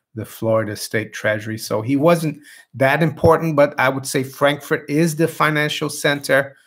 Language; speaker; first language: English; non-native, fluent; Portuguese